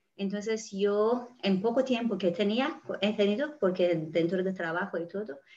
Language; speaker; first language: Spanish; non-native, fluent; Persian